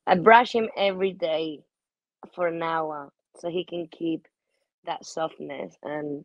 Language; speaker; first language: English; non-native, fluent; Spanish